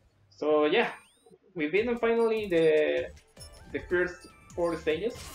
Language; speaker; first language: English; non-native, learner; Spanish